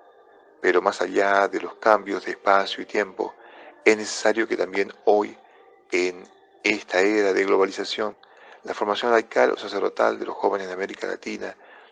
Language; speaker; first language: Spanish; non-native, fluent; Italian